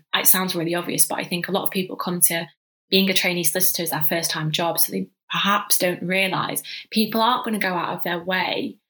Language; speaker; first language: English; native; English